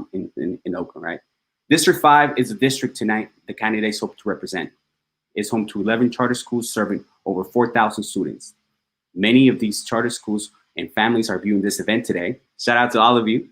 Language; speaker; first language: English; early bilingual, other home language; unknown